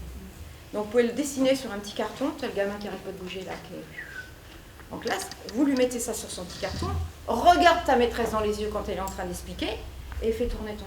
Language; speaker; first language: French; native; French